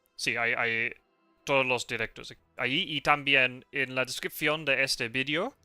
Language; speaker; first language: Spanish; non-native, learner; English